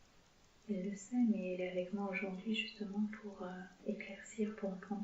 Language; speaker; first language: French; native; French